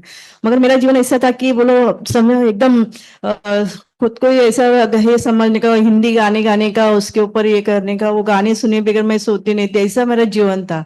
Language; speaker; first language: Hindi; native; Hindi